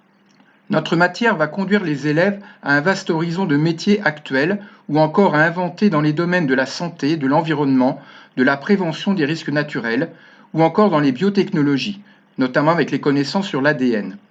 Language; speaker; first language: French; native; French